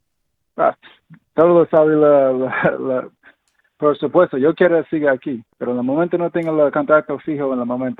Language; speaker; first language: Spanish; non-native, fluent; English